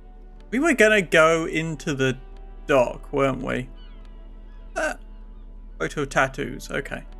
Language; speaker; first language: English; native; English